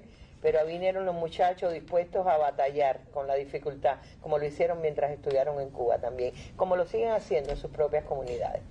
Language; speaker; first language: Spanish; native; Spanish